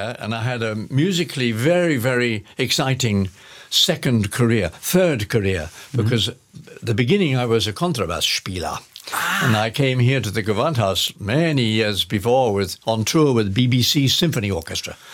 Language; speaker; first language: English; native; English